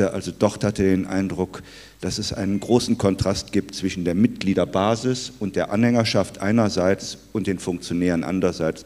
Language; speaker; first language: German; native; German